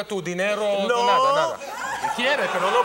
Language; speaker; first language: Spanish; non-native, learner; Hebrew